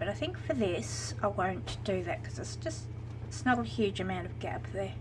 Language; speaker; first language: English; native; English